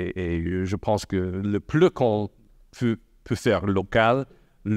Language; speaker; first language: French; non-native, local second language; English